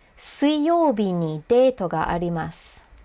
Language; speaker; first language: Japanese; non-native, fluent; English